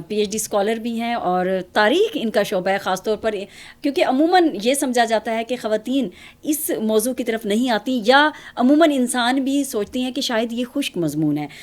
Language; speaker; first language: Urdu; native; Urdu